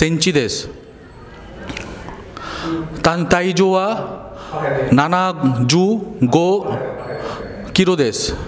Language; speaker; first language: Japanese; non-native, learner; Bangla